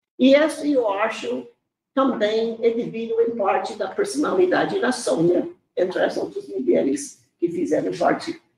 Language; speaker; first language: Portuguese; non-native, fluent; English